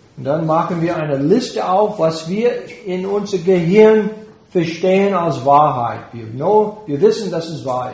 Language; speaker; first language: German; non-native, fluent; English